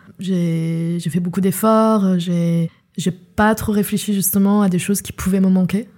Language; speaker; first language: French; non-native, fluent; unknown